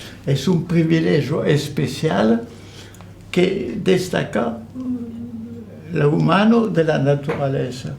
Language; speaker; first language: Spanish; non-native, fluent; French